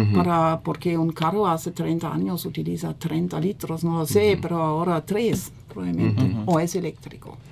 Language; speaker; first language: Spanish; non-native, fluent; German